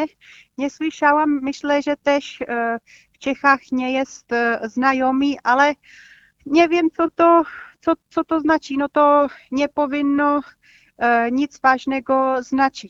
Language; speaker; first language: Polish; non-native, fluent; Czech